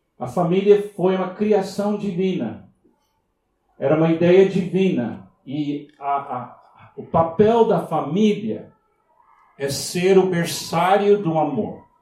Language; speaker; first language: Portuguese; non-native, fluent; English